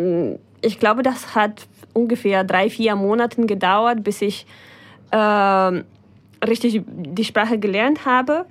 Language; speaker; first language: German; non-native, fluent; Ukrainian